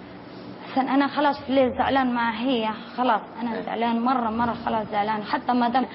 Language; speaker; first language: Arabic; non-native, learner; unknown